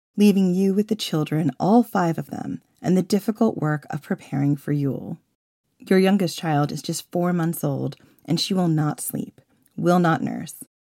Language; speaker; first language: English; native; English